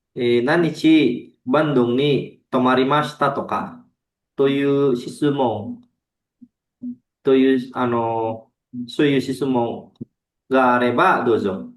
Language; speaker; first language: Japanese; non-native, fluent; Indonesian